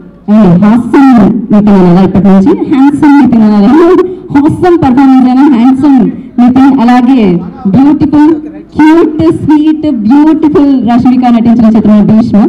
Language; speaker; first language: Telugu; native; Telugu